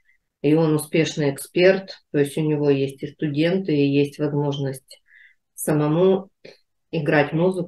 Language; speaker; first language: Russian; native; Russian